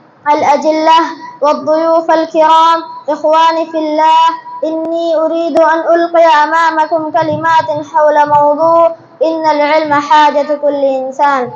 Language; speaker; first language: Arabic; non-native, learner; Urdu